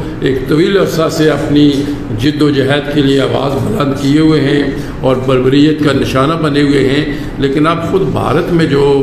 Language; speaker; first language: Urdu; non-native, local second language; Pahari-Potwari